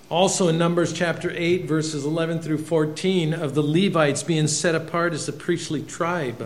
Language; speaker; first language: English; native; English